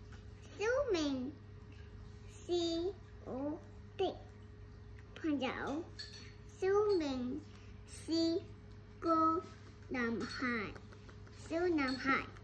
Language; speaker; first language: Chinese; non-native, local second language; Cantonese